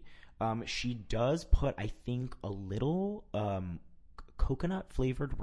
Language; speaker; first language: English; early bilingual, other home language; Spanish